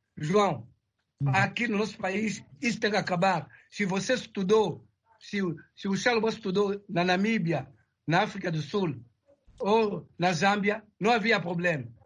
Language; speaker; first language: Portuguese; non-native, fluent; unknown